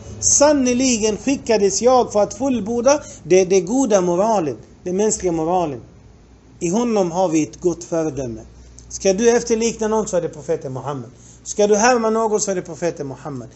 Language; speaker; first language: Swedish; non-native, fluent; Arabic